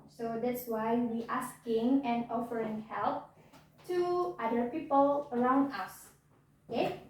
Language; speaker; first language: English; non-native, learner; Indonesian